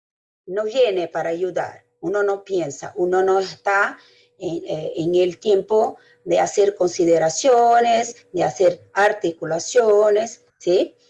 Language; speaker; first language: Spanish; non-native, fluent; Portuguese